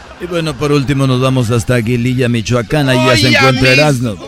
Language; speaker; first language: Spanish; native; Spanish